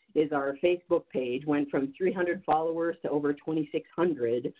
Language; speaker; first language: English; native; English